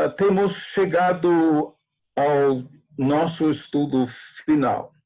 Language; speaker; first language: Portuguese; non-native, fluent; English